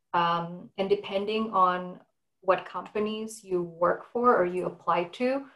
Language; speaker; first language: English; non-native, fluent; Indonesian